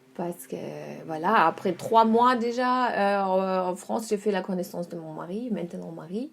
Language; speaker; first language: French; non-native, fluent; German